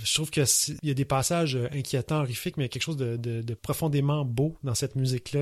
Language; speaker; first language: French; native; French